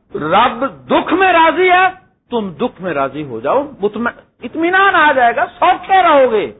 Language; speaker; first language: Urdu; non-native, local second language; Punjabi